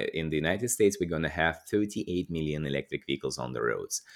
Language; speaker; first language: English; non-native, fluent; Russian